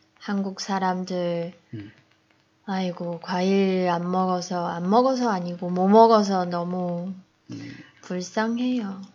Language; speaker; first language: Korean; non-native, fluent; Chinese